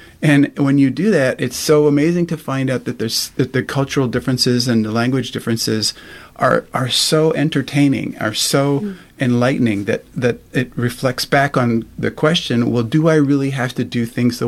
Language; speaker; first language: English; native; English